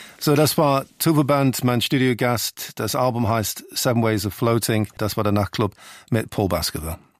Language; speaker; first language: German; non-native, fluent; English